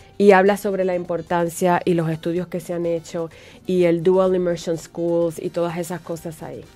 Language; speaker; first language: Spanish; early bilingual, heritage; Spanish